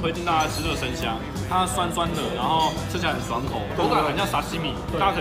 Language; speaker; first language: Chinese; native; Chinese